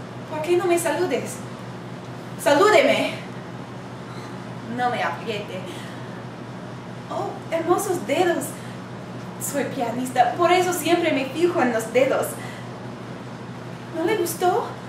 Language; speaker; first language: Spanish; non-native, fluent; English